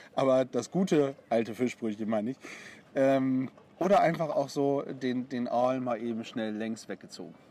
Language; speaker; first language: German; native; German